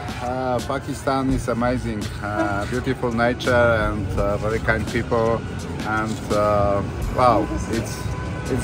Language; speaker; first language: English; non-native, learner; Polish